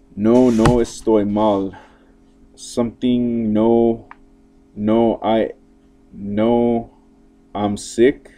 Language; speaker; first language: Spanish; non-native, learner; English